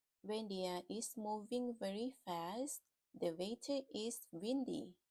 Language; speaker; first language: English; non-native, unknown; Thai